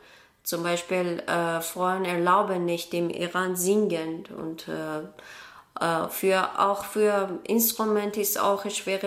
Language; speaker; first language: German; non-native, learner; Persian